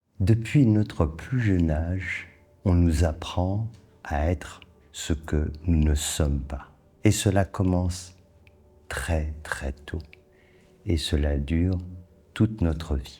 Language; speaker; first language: French; native; French